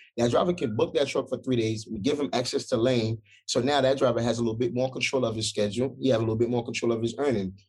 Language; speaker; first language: English; early bilingual, other home language; Haitian Creole